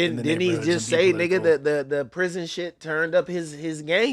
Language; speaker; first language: English; native; English